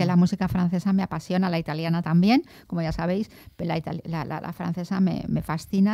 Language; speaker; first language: Spanish; native; Spanish